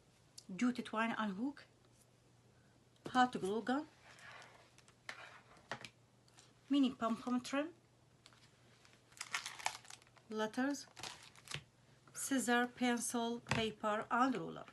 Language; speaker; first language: English; non-native, fluent; Arabic